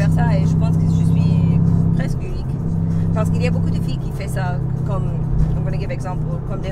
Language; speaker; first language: French; non-native, learner; English